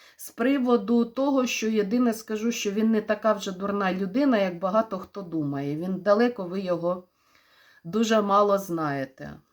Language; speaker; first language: Ukrainian; non-native, local second language; Russian